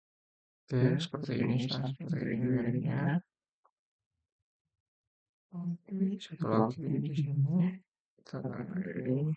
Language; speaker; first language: Indonesian; native; Indonesian